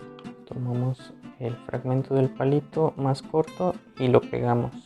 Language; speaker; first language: Spanish; native; Spanish